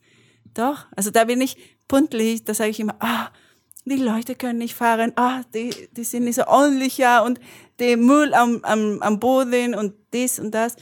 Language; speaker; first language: German; non-native, learner; Spanish